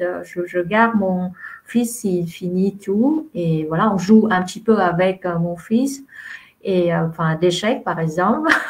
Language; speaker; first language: French; non-native, fluent; Vietnamese